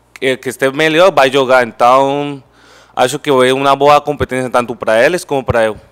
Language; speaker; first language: Portuguese; non-native, learner; Spanish